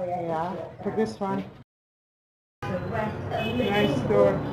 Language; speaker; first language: English; non-native, fluent; Serbian